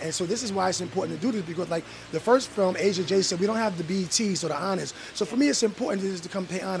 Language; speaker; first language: English; native; English